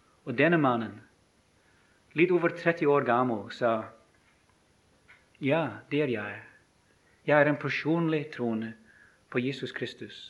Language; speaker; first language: Norwegian; non-native, fluent; English